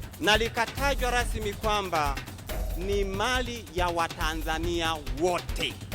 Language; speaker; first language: Swahili; non-native, local second language; Sukuma